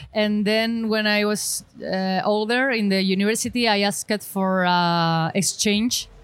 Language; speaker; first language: English; non-native, learner; Spanish